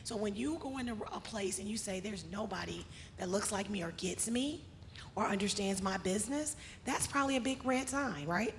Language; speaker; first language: English; native; English